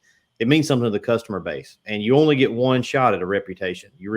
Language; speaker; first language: English; native; English